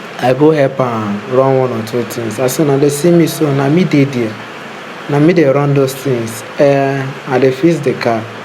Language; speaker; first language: Nigerian Pidgin; native; Nigerian Pidgin